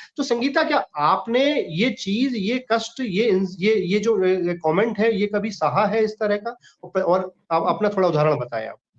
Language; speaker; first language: Hindi; native; Hindi